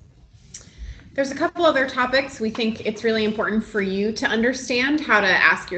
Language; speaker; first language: English; native; English